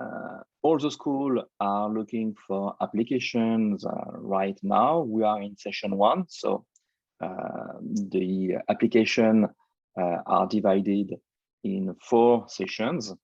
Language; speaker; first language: English; non-native, fluent; French